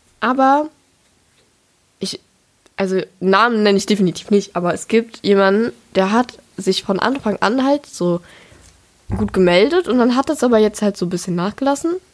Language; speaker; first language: German; native; German